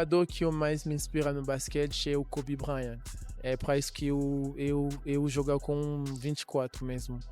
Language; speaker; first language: Portuguese; non-native, learner; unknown